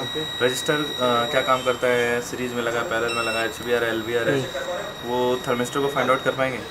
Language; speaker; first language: Hindi; native; Hindi